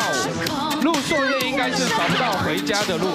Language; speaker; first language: Chinese; native; Chinese